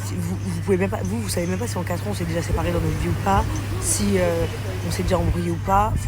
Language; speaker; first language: French; early bilingual, other home language; English